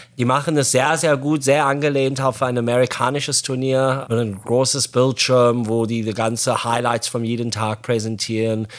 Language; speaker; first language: German; non-native, fluent; Arabic